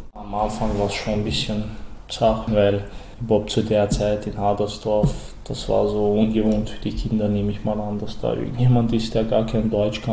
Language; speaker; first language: German; early bilingual, other home language; Chechen